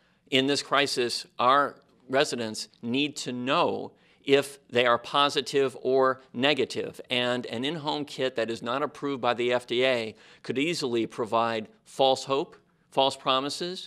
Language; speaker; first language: English; native; English